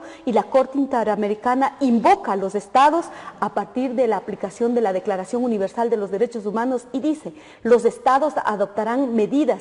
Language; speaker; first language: Spanish; native; Spanish